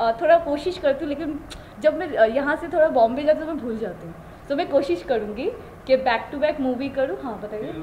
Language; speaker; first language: Hindi; non-native, local second language; Bangla